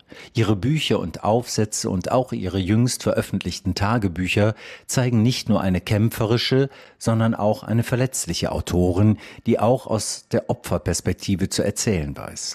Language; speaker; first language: German; native; German